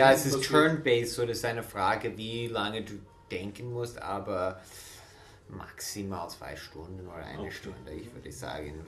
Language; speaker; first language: German; non-native, fluent; English